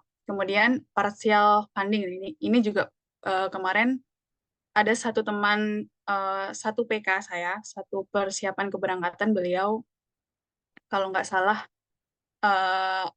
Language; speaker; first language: Indonesian; native; Indonesian